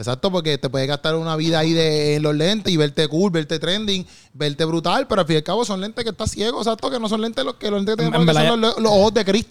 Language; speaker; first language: Spanish; native; Spanish